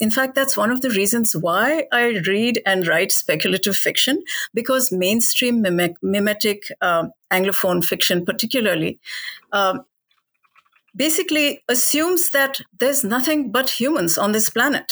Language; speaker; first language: English; non-native, local second language; Hindi